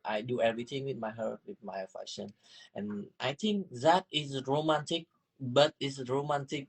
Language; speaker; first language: English; non-native, learner; Vietnamese